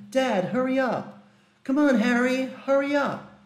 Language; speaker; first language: English; non-native, fluent; Portuguese